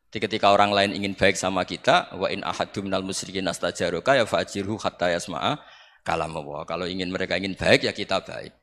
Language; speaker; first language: Indonesian; non-native, local second language; Javanese